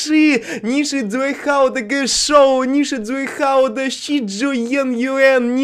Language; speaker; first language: Chinese; non-native, learner; Russian